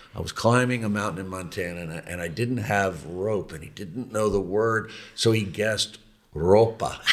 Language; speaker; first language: English; native; English